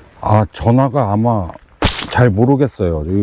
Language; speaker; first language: Korean; native; Korean